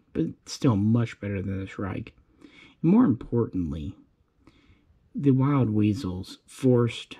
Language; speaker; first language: English; native; English